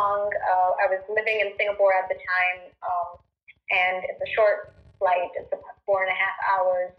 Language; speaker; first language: English; non-native, local second language; Punjabi